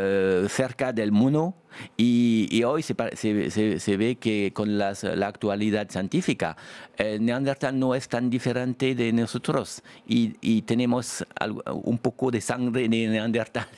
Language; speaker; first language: Spanish; non-native, fluent; French